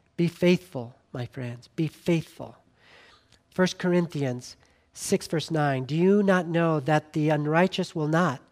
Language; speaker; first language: English; native; English